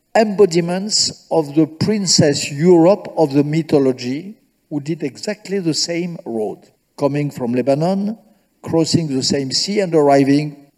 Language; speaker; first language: English; non-native, fluent; French